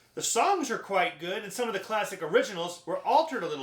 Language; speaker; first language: English; native; English